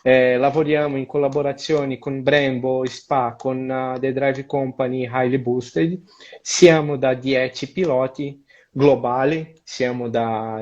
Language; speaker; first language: Italian; non-native, learner; Portuguese